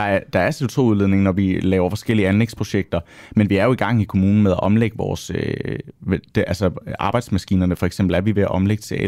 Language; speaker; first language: Danish; native; Danish